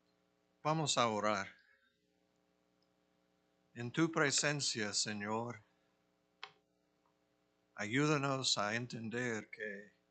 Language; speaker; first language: Spanish; non-native, fluent; English